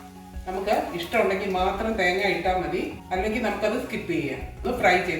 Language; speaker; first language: Malayalam; native; Malayalam